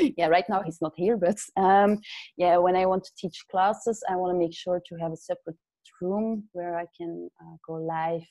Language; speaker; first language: English; non-native, fluent; Dutch